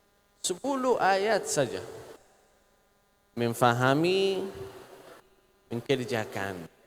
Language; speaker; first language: Indonesian; non-native, learner; Arabic